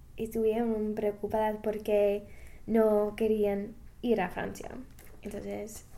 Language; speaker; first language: Spanish; non-native, learner; English